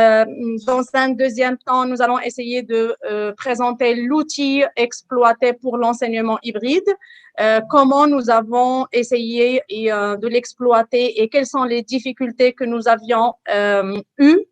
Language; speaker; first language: French; non-native, local second language; Arabic